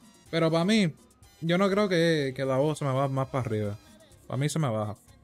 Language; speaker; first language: Spanish; early bilingual, heritage; Spanish